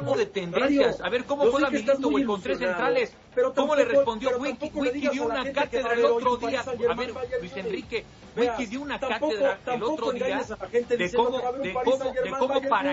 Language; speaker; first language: Spanish; native; Spanish